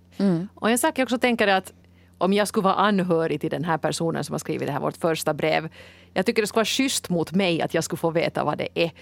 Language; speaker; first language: Swedish; native; Swedish